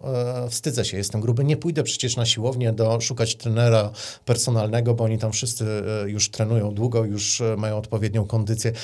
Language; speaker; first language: Polish; native; Polish